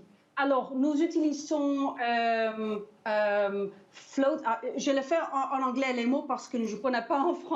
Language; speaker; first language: French; non-native, learner; Danish